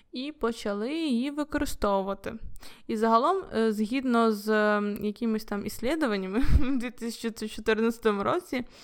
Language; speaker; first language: Ukrainian; non-native, local second language; Russian